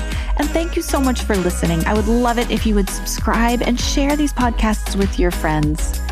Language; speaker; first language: English; native; English